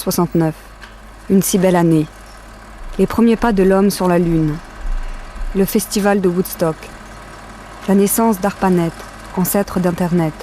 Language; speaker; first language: French; native; French